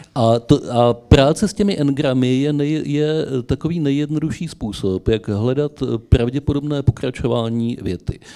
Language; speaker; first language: Czech; native; Czech